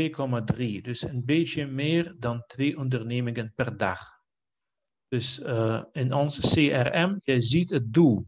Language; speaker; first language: Dutch; non-native, fluent; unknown